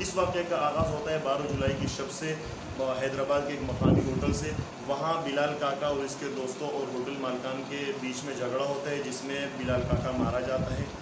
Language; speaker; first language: Urdu; non-native, local second language; Pashto